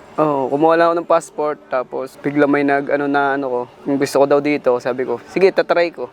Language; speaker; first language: Filipino; native; Filipino